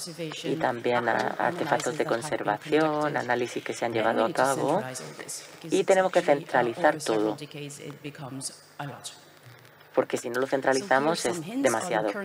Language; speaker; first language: Spanish; non-native, fluent; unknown